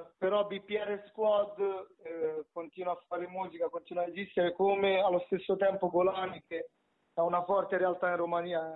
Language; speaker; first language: Italian; early bilingual, other home language; Romanian